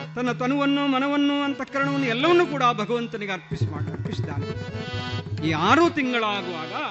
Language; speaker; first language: Kannada; non-native, local second language; Malayalam